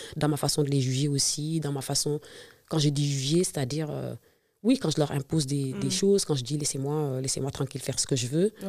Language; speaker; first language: French; non-native, local second language; Serer